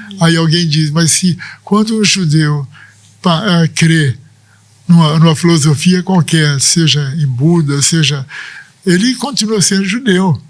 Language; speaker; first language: Portuguese; native; Portuguese